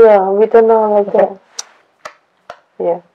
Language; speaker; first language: English; non-native, learner; Indonesian